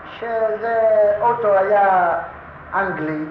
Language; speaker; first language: Hebrew; non-native, fluent; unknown